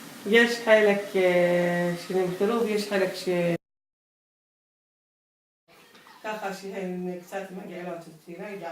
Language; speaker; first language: Hebrew; non-native, local second language; Arabic